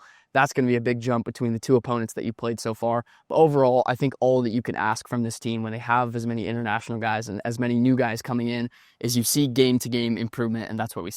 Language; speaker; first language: English; native; English